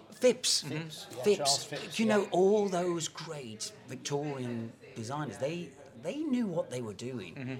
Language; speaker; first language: English; native; English